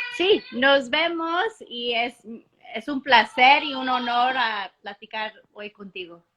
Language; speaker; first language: Spanish; early bilingual, heritage; Spanish